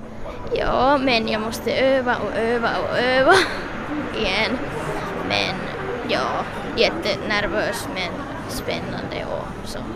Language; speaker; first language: Swedish; non-native, local second language; Finnish